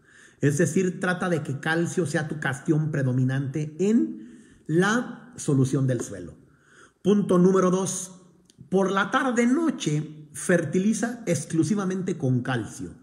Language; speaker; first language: Spanish; native; Spanish